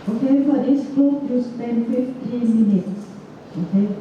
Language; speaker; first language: English; non-native, fluent; Thai